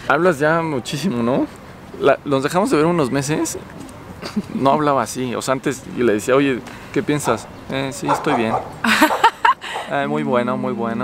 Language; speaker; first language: Spanish; native; Spanish